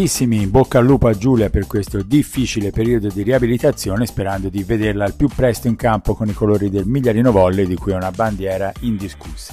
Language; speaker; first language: Italian; native; Italian